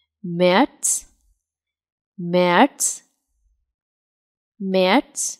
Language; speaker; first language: German; non-native, fluent; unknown